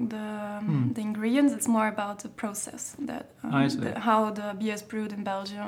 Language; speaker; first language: English; non-native, fluent; German